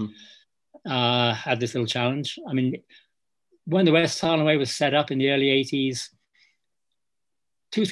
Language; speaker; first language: English; native; English